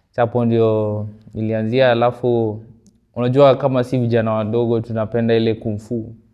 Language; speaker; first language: Swahili; native; Swahili